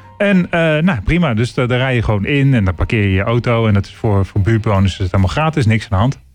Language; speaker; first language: Dutch; native; Dutch